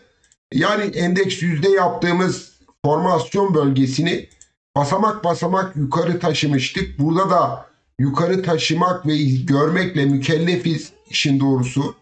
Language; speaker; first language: Turkish; native; Turkish